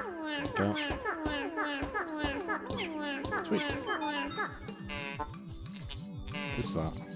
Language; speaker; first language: English; native; English